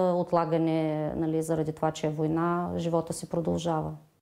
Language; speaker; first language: Bulgarian; non-native, fluent; Ukrainian